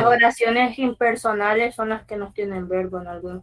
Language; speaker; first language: Spanish; native; Spanish